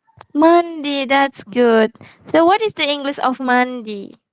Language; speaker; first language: English; non-native, fluent; Indonesian